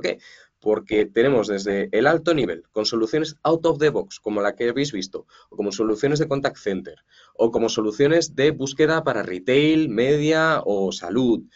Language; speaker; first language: Spanish; native; Spanish